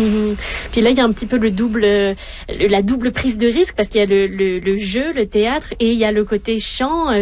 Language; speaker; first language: French; native; French